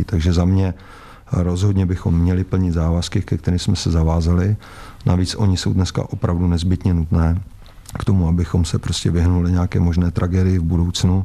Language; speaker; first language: Czech; native; Czech